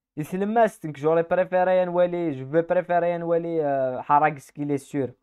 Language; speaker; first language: French; native; French